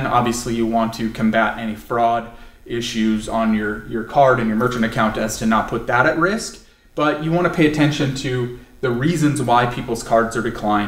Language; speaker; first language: English; native; English